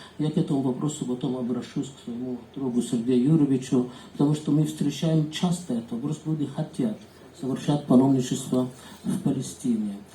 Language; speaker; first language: Russian; non-native, fluent; Arabic